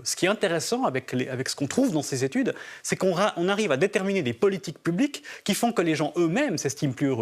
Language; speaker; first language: French; native; French